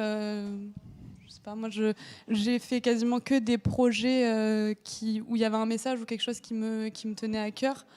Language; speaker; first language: French; native; French